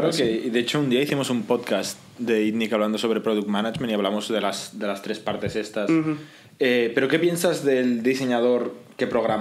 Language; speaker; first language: Spanish; native; Spanish